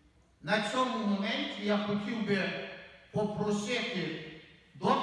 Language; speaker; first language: Ukrainian; native; Ukrainian